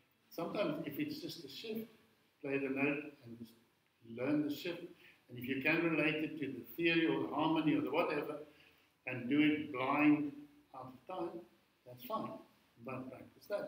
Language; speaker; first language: English; non-native, local second language; Afrikaans